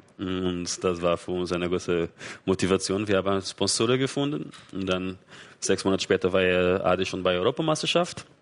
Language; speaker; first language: German; non-native, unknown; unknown